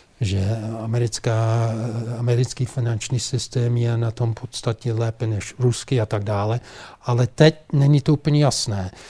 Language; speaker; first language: Czech; non-native, fluent; English